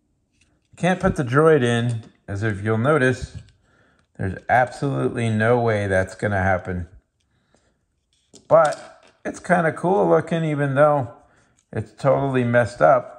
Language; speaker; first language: English; native; English